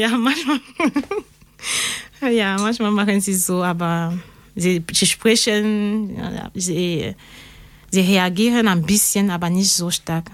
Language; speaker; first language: German; non-native, learner; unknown